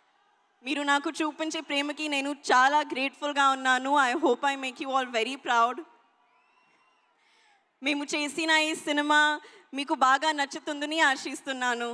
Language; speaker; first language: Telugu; non-native, learner; Hindi